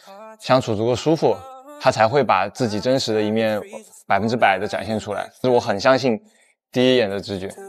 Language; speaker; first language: Chinese; native; Chinese